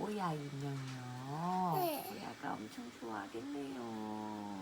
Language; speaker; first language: Korean; native; Korean